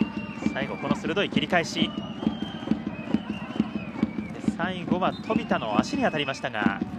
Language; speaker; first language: Japanese; native; Japanese